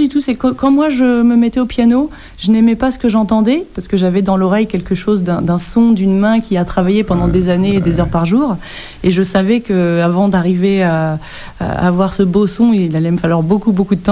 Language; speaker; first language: French; native; French